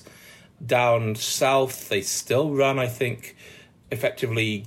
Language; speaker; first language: English; native; English